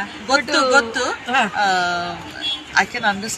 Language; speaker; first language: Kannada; non-native, learner; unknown